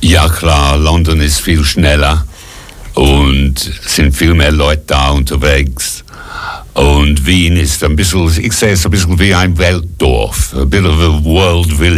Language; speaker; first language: German; non-native, fluent; English